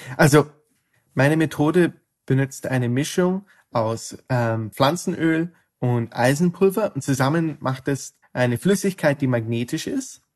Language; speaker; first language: German; non-native, fluent; English